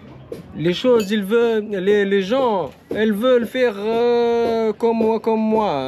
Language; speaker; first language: French; non-native, learner; Arabic